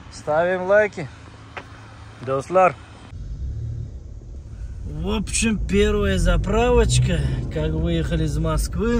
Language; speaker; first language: Russian; non-native, fluent; Uzbek